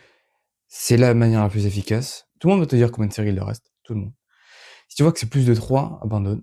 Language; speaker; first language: French; native; French